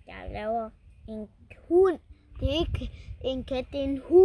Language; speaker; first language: Danish; early bilingual, other home language; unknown